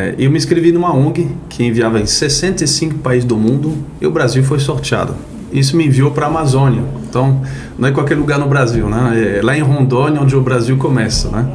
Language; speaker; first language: Portuguese; non-native, fluent; French